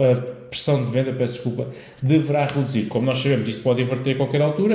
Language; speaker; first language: Portuguese; native; Portuguese